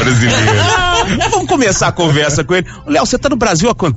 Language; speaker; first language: Portuguese; native; Portuguese